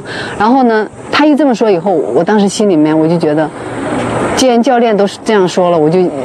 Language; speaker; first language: Chinese; native; Chinese